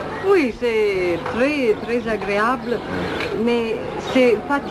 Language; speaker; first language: French; non-native, fluent; Italian